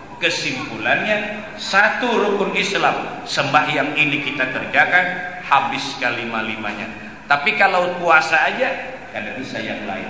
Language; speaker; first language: Indonesian; non-native, local second language; Banjar